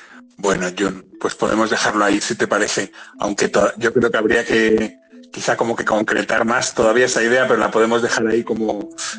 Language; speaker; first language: Spanish; native; Spanish